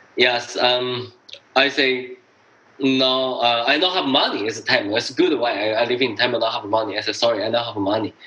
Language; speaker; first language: English; non-native, learner; Chinese